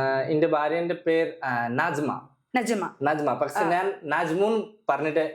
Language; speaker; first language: Malayalam; non-native, local second language; Bangla